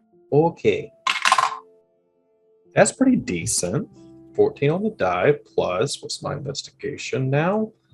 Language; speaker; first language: English; native; English